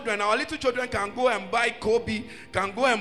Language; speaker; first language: English; non-native, local second language; Akan